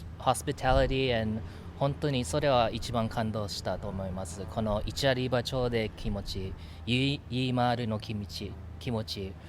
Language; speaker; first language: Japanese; non-native, learner; English